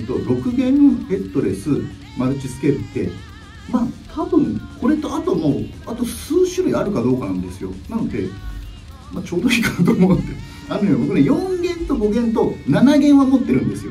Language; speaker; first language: Japanese; native; Japanese